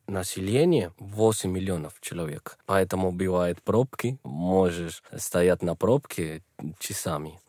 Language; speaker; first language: Russian; non-native, learner; Spanish